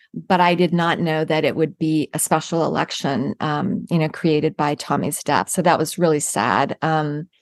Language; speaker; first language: English; native; English